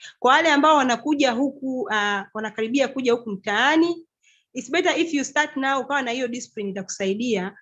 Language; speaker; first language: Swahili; native; Swahili